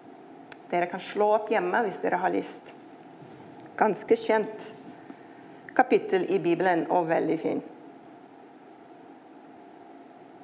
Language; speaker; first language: Norwegian; non-native, fluent; English